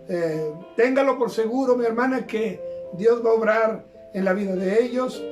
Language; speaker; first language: Spanish; native; Spanish